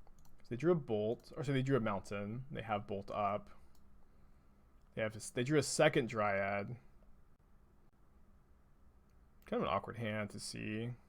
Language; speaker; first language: English; native; English